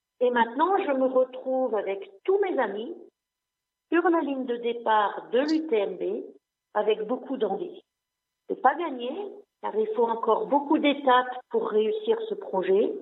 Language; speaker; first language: French; non-native, local second language; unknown